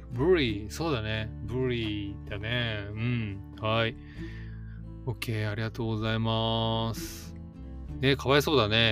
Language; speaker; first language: Japanese; native; Japanese